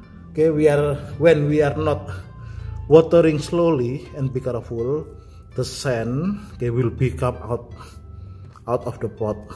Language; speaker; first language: English; non-native, learner; Indonesian